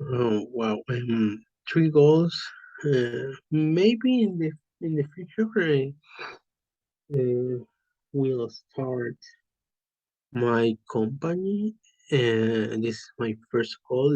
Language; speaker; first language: English; non-native, learner; Spanish